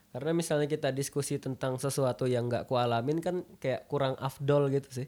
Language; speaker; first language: Indonesian; native; Indonesian